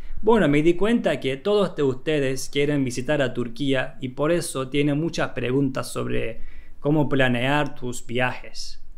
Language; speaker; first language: Spanish; non-native, fluent; Turkish